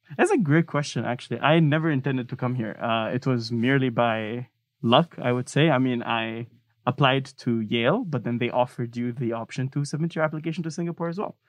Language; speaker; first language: English; non-native, fluent; Arabic